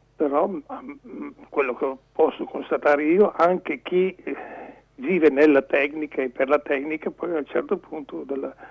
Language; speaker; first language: Italian; native; Italian